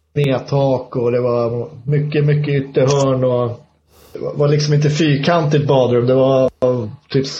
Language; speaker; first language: Swedish; native; Swedish